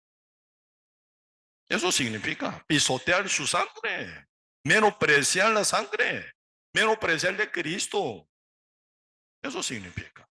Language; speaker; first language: Spanish; non-native, learner; Korean